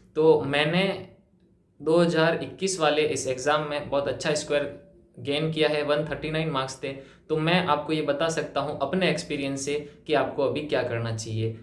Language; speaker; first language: Hindi; native; Hindi